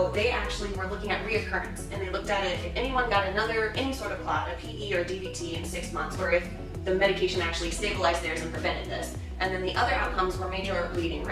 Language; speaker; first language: English; native; English